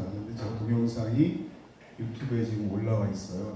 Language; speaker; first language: Korean; native; Korean